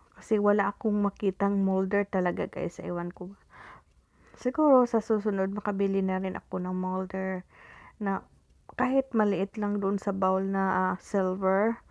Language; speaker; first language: Filipino; non-native, local second language; Cebuano